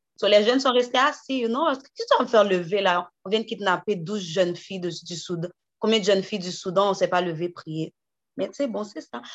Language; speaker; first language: French; early bilingual, heritage; French